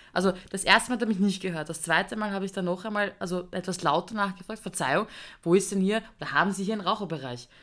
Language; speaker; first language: German; early bilingual, other home language; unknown